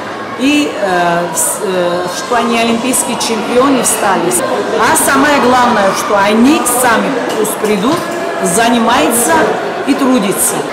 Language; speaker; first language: Russian; non-native, learner; Georgian